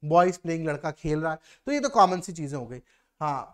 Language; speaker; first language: Hindi; native; Hindi